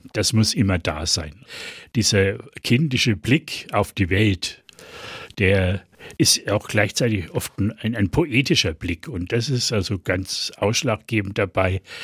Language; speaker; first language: German; native; German